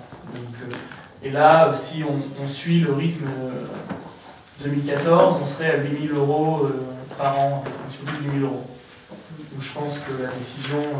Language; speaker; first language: French; native; French